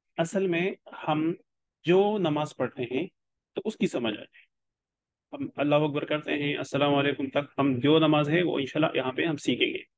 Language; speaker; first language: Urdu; non-native, local second language; Pashto